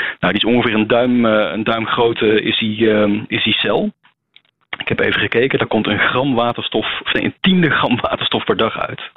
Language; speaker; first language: Dutch; native; Dutch